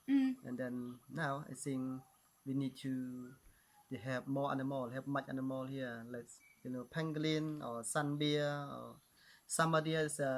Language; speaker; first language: English; non-native, learner; Khmer